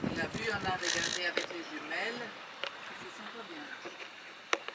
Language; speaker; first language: French; non-native, fluent; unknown